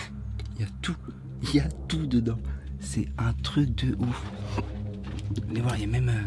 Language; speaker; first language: French; native; French